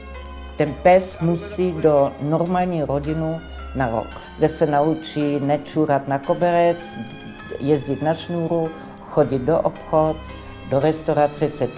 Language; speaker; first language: Czech; non-native, local second language; English